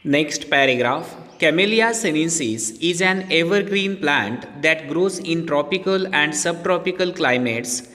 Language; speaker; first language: English; non-native, local second language; Marathi